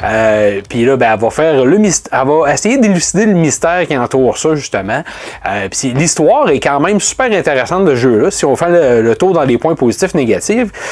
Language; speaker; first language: French; native; French